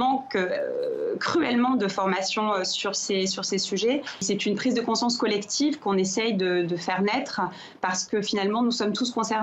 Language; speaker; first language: French; native; French